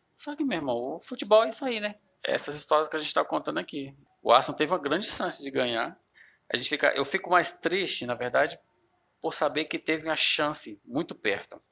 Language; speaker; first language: Portuguese; native; Portuguese